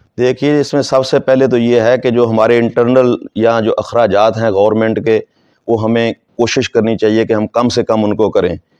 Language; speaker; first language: Urdu; non-native, local second language; Saraiki